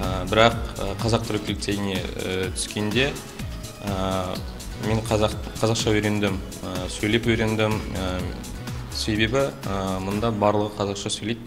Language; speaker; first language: Kazakh; non-native, local second language; Russian